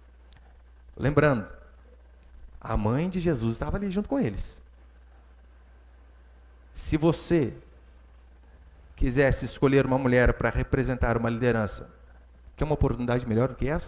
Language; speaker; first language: Portuguese; native; Portuguese